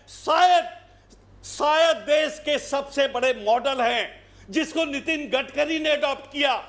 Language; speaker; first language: Hindi; native; Hindi